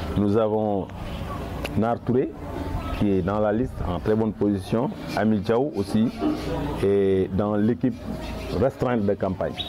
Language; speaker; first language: French; non-native, local second language; Wolof